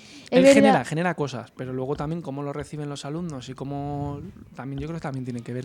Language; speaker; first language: Spanish; native; Spanish